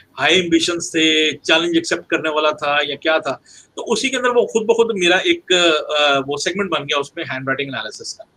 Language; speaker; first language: Urdu; native; Urdu